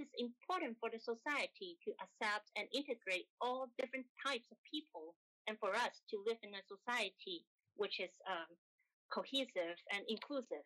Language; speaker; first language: English; non-native, local second language; Cantonese